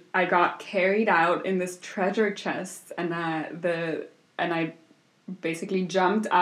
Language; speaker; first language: English; non-native, fluent; German